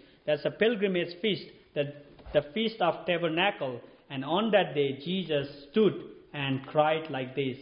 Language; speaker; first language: English; non-native, local second language; Nepali